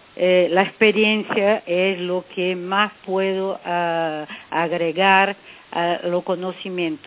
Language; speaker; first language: Spanish; non-native, fluent; Portuguese